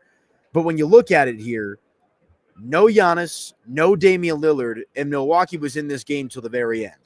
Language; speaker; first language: English; native; English